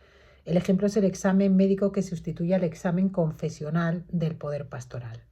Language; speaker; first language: Spanish; native; Spanish